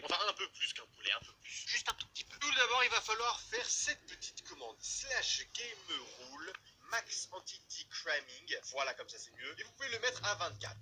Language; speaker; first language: French; native; French